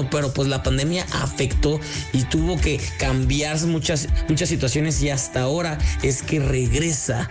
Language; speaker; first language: Spanish; native; Spanish